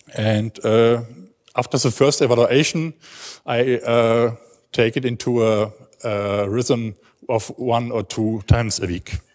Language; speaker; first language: English; non-native, learner; German